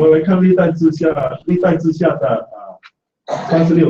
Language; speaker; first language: Chinese; native; Chinese